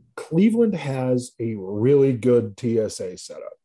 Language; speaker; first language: English; native; English